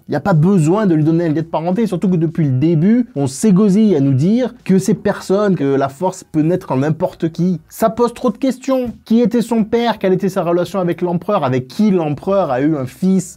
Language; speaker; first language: French; native; French